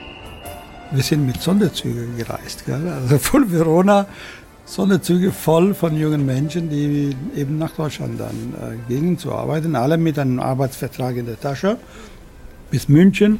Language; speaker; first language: German; non-native, fluent; Italian